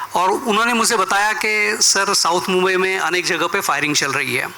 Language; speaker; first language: Hindi; non-native, local second language; Marathi